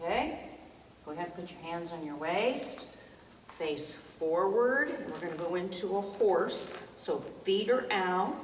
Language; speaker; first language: English; native; English